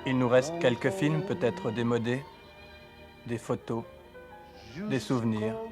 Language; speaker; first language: French; native; French